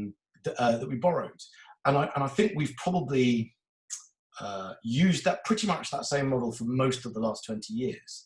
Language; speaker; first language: English; native; English